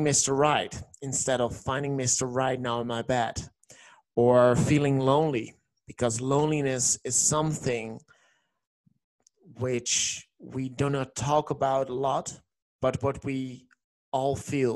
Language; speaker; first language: English; non-native, fluent; Dutch